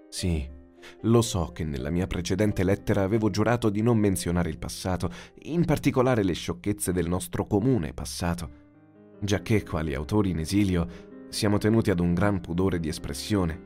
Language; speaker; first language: Italian; native; Italian